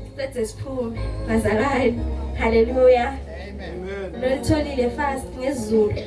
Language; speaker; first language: Zulu; non-native, local second language; Swati